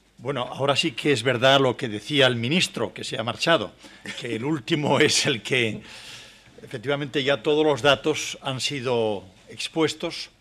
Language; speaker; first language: Spanish; native; Spanish